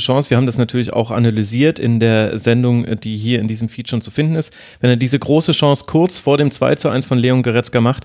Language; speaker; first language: German; native; German